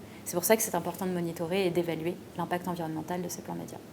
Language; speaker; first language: French; native; French